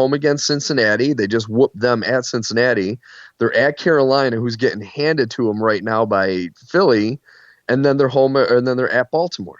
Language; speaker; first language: English; native; English